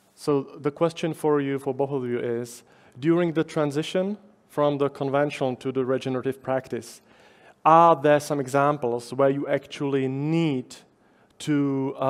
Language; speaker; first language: English; non-native, fluent; Czech